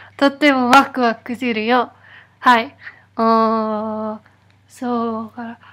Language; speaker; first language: Japanese; non-native, learner; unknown